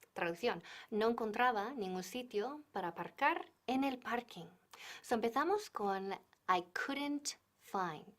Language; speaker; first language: Spanish; non-native, fluent; English